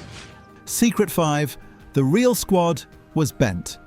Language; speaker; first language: English; native; English